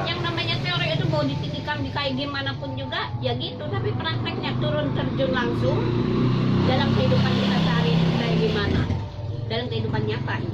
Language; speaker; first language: Indonesian; non-native, local second language; Sundanese